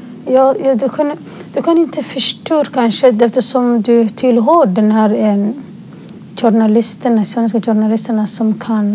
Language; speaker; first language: Swedish; non-native, fluent; Somali